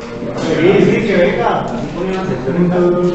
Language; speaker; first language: Spanish; native; Spanish